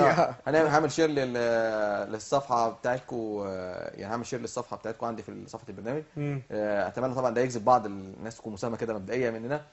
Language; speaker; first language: Arabic; native; Arabic